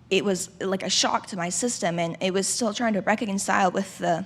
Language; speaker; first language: English; native; English